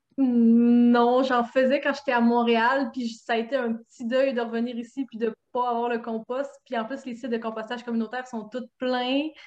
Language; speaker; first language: French; native; French